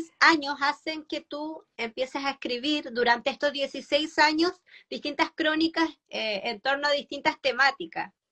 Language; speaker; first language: Spanish; native; Spanish